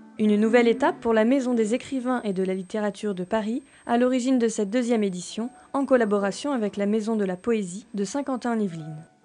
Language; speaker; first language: French; native; French